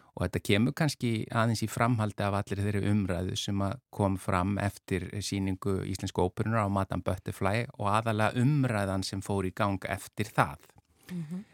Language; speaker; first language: Icelandic; native; Icelandic